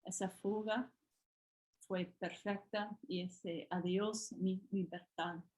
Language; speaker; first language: Spanish; non-native, learner; English